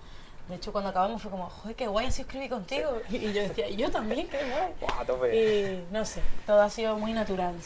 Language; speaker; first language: Spanish; native; Spanish